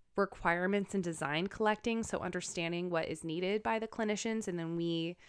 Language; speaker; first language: English; native; English